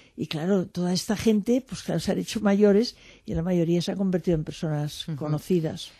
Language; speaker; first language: Spanish; non-native, local second language; French